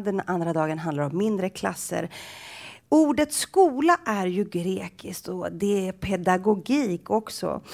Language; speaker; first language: Swedish; native; Swedish